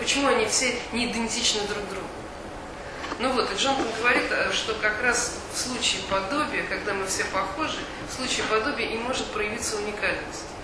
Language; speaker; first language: Russian; native; Russian